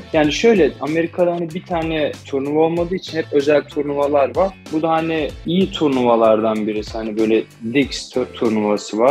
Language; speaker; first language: Turkish; native; Turkish